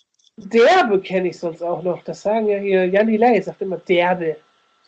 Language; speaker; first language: German; native; German